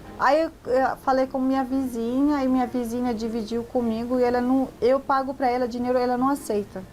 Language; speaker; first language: Portuguese; non-native, learner; Arabic